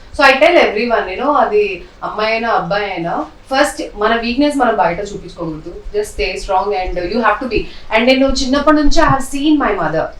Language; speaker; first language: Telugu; non-native, local second language; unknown